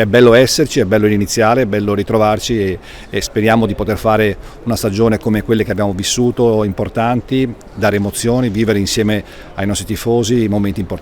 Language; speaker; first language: Italian; native; Italian